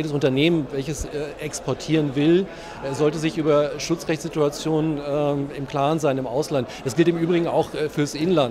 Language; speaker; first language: German; native; German